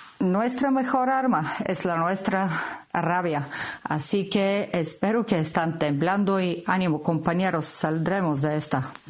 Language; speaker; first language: Spanish; non-native, fluent; Bulgarian